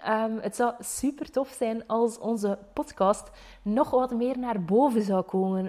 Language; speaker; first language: Dutch; native; Dutch